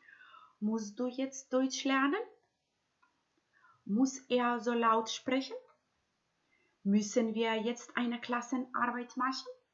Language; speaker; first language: German; non-native, fluent; Macedonian